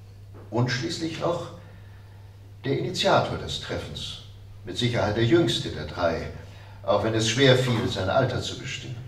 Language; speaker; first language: German; native; German